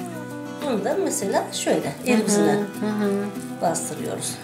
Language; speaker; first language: Turkish; native; Turkish